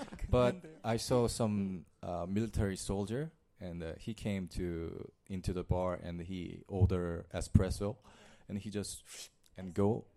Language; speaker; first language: English; non-native, learner; Korean